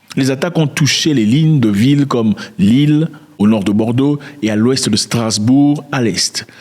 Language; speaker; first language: French; non-native, local second language; Lingala